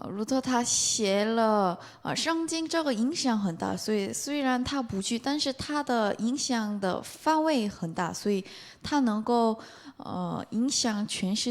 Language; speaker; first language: Chinese; non-native, fluent; Korean